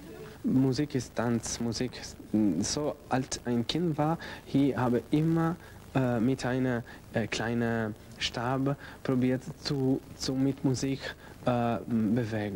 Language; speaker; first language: German; non-native, learner; Italian